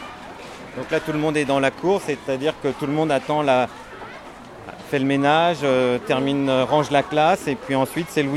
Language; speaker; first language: French; native; French